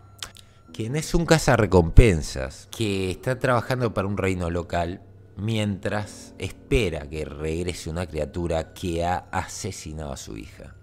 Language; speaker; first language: Spanish; native; Spanish